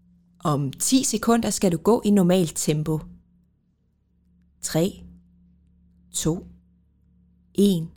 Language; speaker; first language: Danish; native; Danish